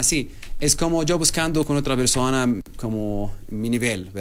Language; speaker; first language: Spanish; non-native, learner; Arabic